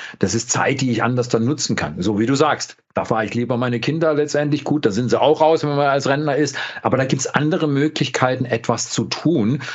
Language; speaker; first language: German; native; German